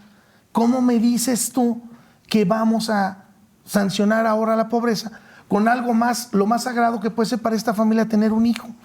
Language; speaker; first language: Spanish; native; Spanish